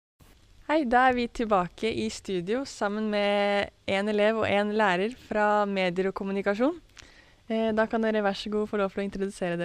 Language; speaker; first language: Norwegian; native; Norwegian